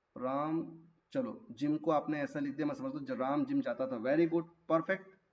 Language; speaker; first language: Hindi; native; Hindi